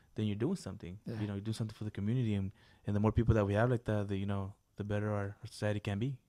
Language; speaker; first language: English; early bilingual, other home language; Spanish